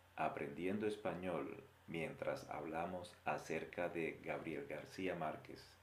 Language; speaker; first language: Spanish; native; Spanish